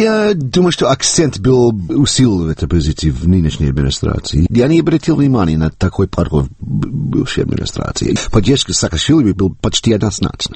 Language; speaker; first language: Russian; non-native, fluent; English